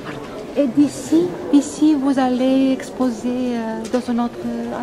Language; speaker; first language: French; non-native, learner; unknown